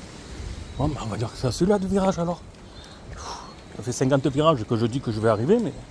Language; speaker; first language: French; native; French